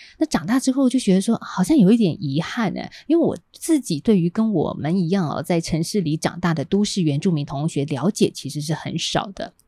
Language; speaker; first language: Chinese; native; Chinese